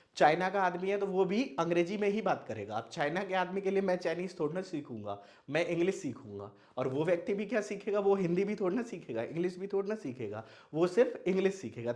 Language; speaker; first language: Hindi; non-native, local second language; Maithili